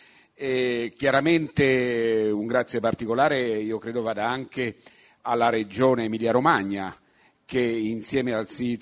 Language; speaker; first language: Italian; native; Italian